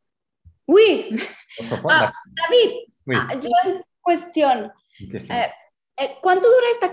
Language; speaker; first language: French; non-native, learner; Spanish